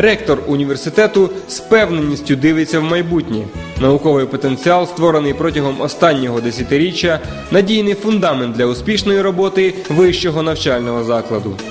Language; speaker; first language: Ukrainian; native; Ukrainian